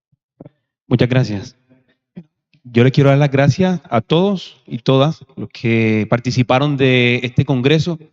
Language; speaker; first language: Spanish; native; Spanish